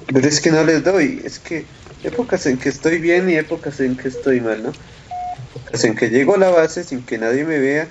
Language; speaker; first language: Spanish; native; Spanish